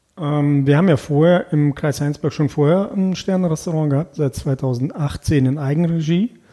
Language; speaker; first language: German; early bilingual, other home language; Russian